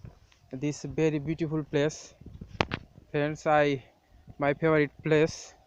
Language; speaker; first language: English; non-native, learner; Bangla